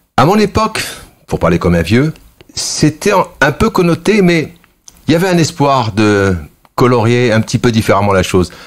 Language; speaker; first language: French; early bilingual, other home language; Kabyle